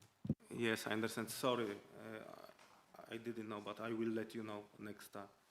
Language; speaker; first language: English; non-native, learner; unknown